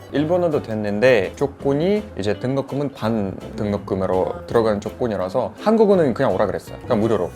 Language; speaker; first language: Korean; non-native, fluent; Russian